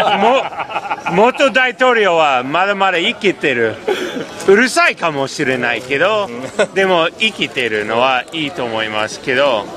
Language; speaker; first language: Japanese; non-native, fluent; Persian